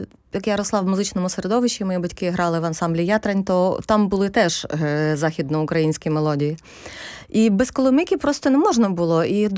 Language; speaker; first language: Ukrainian; native; Ukrainian